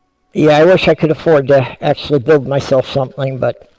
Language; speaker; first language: English; native; English